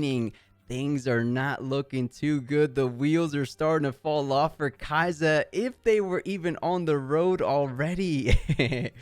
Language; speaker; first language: English; native; English